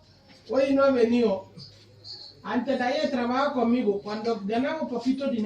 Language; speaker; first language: Spanish; non-native, learner; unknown